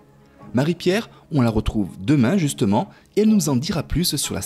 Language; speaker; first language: French; native; French